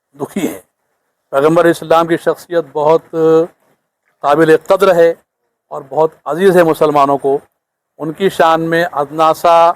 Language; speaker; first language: Urdu; native; Urdu